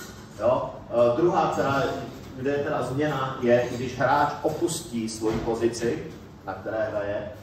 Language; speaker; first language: Czech; native; Czech